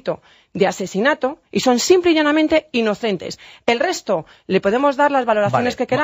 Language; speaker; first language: Spanish; native; Spanish